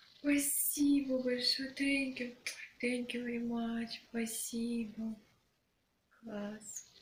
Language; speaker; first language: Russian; native; Russian